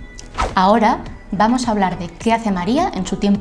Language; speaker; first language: Spanish; non-native, fluent; Hindi